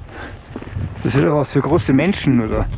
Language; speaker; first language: German; native; German